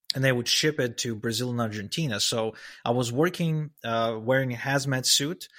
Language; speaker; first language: English; early bilingual, other home language; Hebrew